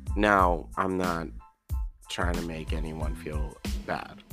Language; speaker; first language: English; native; English